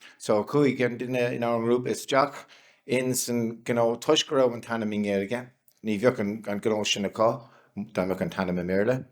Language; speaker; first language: Irish; non-native, local second language; English